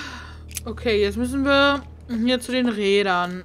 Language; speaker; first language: German; native; German